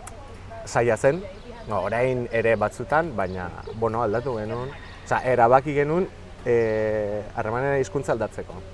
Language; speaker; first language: Basque; non-native, fluent; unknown